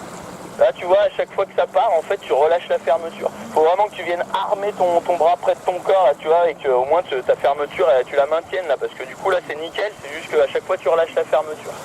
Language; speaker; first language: French; native; French